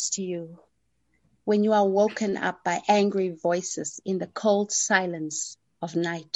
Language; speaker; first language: English; non-native, local second language; Afrikaans